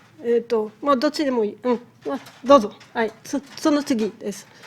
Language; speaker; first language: Japanese; non-native, fluent; French